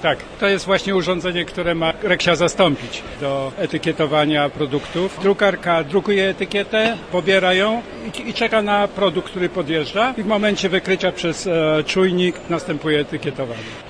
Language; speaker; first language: Polish; native; Polish